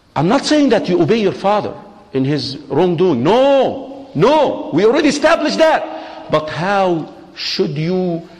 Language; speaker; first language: English; non-native, fluent; Arabic